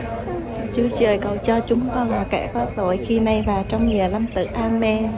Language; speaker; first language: Vietnamese; native; Vietnamese